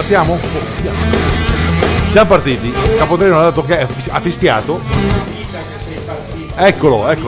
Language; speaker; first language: Italian; native; Italian